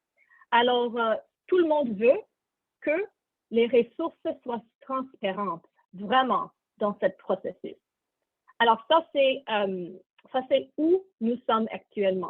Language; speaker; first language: French; non-native, learner; English